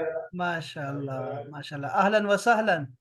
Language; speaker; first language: Arabic; non-native, fluent; Urdu